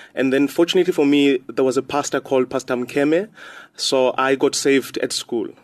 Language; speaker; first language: English; non-native, local second language; Xhosa